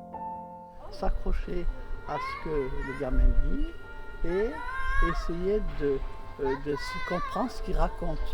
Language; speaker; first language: French; native; French